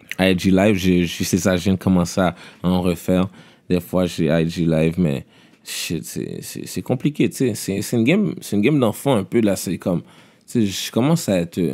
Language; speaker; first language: French; early bilingual, other home language; Haitian Creole